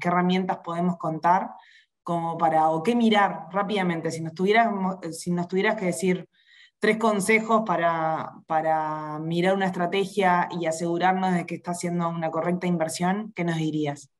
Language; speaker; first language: Spanish; native; Spanish